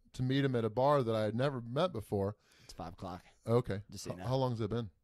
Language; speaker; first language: English; native; English